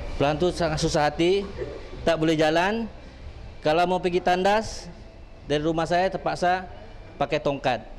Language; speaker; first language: Malay; native; Malay